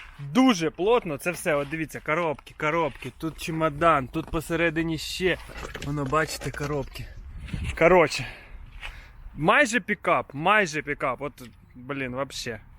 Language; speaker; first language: Ukrainian; native; Ukrainian